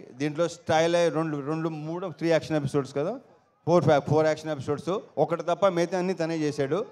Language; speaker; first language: Telugu; native; Telugu